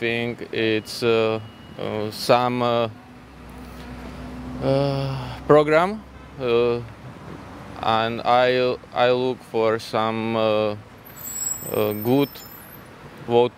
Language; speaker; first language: English; non-native, learner; Slovak